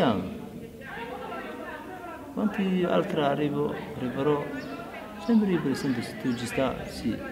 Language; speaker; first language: Italian; non-native, learner; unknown